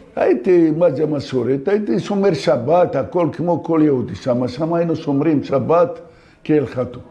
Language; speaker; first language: Hebrew; non-native, fluent; Arabic